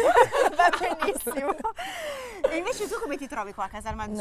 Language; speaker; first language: Italian; native; Italian